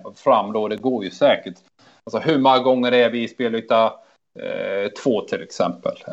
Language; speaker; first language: Swedish; native; Swedish